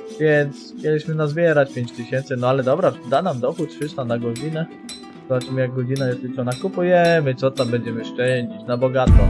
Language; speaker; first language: Polish; native; Polish